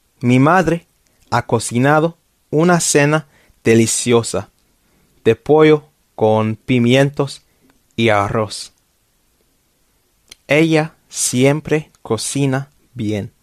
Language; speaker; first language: Spanish; non-native, fluent; English